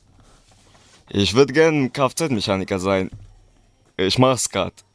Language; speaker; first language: German; early bilingual, other home language; Kurdish